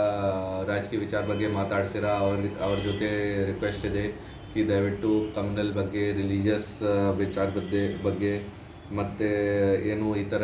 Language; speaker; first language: Kannada; non-native, learner; Hindi